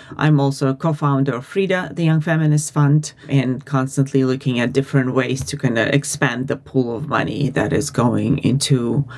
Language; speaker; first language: English; non-native, fluent; Russian